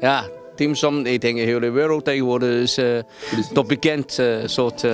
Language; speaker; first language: Dutch; non-native, learner; Cantonese